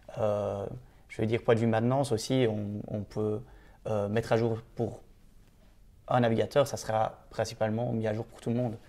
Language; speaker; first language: French; native; French